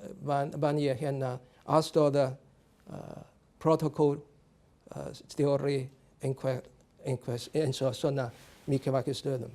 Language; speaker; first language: Icelandic; non-native, learner; Chinese